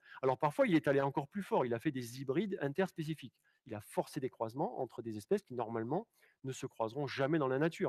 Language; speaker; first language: French; native; French